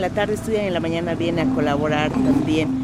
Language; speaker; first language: Spanish; native; Spanish